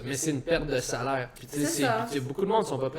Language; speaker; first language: French; native; French